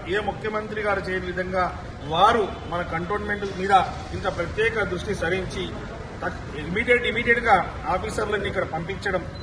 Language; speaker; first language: Telugu; native; Telugu